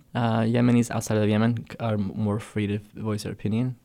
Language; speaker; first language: English; early bilingual, other home language; Arabic